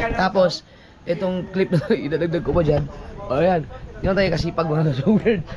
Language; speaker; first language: Filipino; non-native, local second language; Cebuano